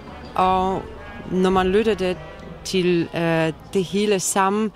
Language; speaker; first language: Danish; non-native, fluent; Polish